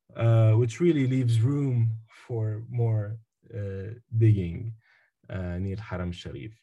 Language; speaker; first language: English; non-native, fluent; Arabic